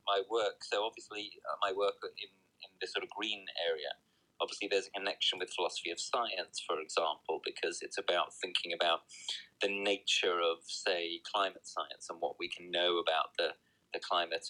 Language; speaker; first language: English; native; English